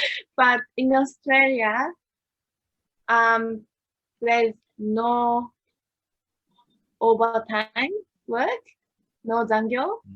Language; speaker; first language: English; non-native, learner; Japanese